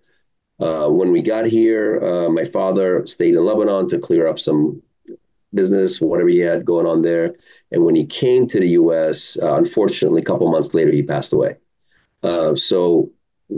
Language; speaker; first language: English; early bilingual, other home language; Arabic